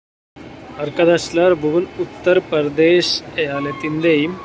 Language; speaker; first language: Turkish; non-native, fluent; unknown